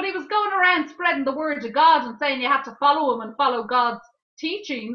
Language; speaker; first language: English; native; English